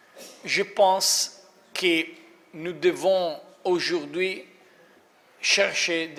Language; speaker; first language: French; non-native, fluent; Italian